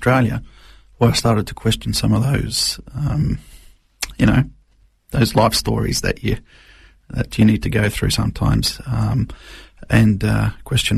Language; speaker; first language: English; non-native, local second language; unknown